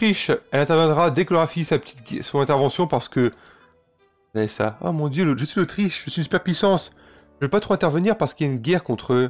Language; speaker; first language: French; native; French